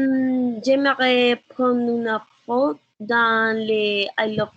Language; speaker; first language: French; non-native, learner; Spanish